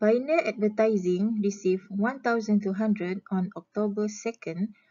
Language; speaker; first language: English; non-native, local second language; Malay